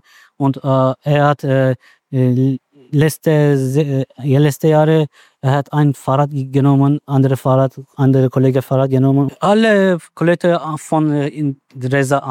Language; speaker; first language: German; non-native, learner; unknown